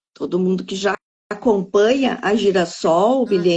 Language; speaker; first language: Portuguese; native; Portuguese